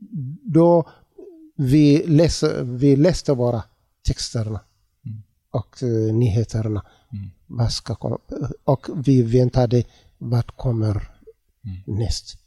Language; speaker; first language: Swedish; non-native, learner; Tigrinya